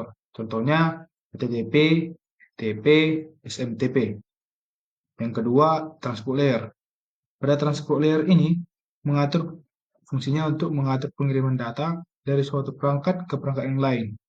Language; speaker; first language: Indonesian; native; Indonesian